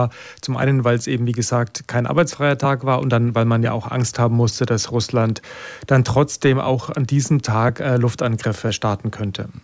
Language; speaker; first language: German; native; German